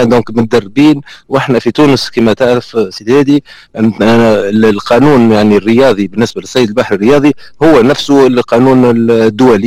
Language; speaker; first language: Arabic; native; Arabic